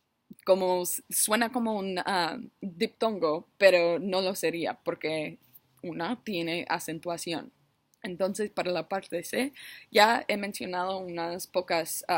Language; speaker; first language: Spanish; non-native, learner; English